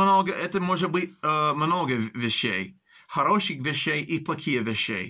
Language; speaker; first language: Russian; early bilingual, heritage; English